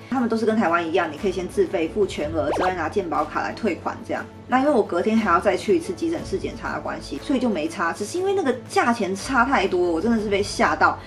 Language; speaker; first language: Chinese; native; Chinese